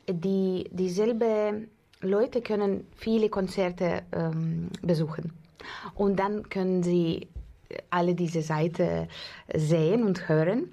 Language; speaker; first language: German; non-native, learner; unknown